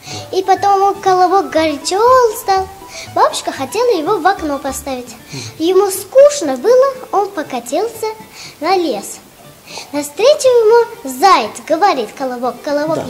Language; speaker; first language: Russian; non-native, local second language; Tajik